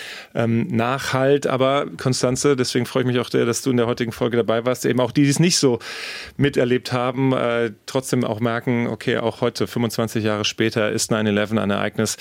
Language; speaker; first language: German; native; German